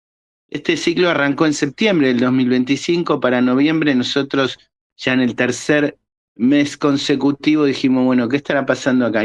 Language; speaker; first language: Spanish; native; Spanish